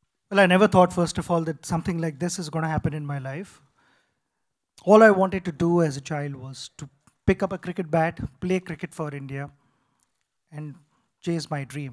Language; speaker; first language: English; non-native, local second language; Marathi